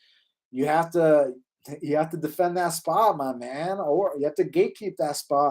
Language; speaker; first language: English; native; English